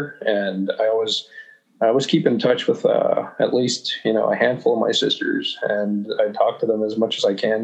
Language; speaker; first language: English; native; English